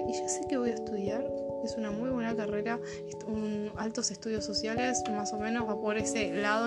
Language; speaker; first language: Spanish; native; Spanish